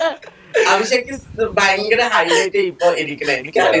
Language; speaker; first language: Malayalam; non-native, local second language; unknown